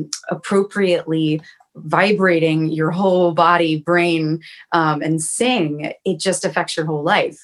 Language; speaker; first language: English; native; English